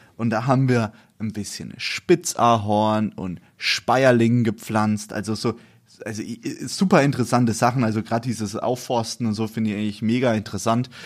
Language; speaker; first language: German; native; German